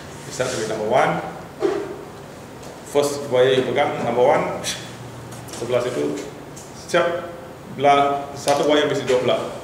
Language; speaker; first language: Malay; non-native, local second language; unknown